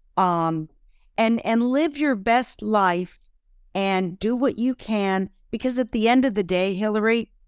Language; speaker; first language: English; native; English